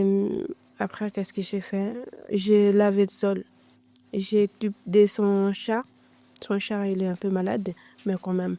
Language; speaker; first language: French; non-native, learner; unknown